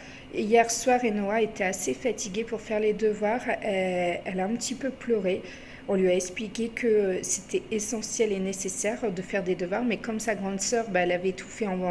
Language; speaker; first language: French; native; French